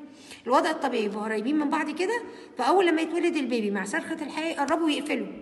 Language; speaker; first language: Arabic; native; Arabic